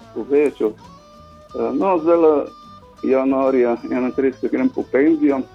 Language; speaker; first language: Slovenian; native; Slovenian